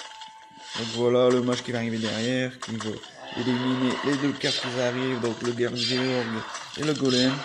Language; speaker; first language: French; native; French